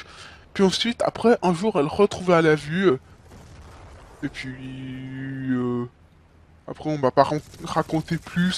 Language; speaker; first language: French; native; French